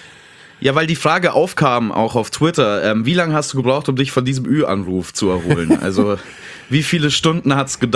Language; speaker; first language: German; native; German